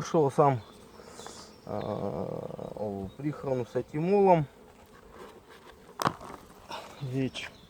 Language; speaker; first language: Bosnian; non-native, learner; Russian